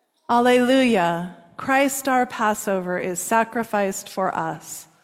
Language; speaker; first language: English; native; English